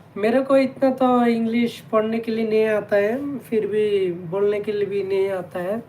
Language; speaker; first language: Hindi; non-native, learner; Bangla